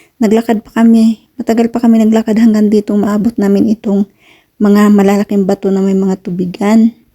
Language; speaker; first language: Filipino; non-native, local second language; Cebuano